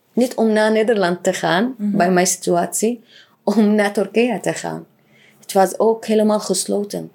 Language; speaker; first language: Dutch; non-native, learner; Arabic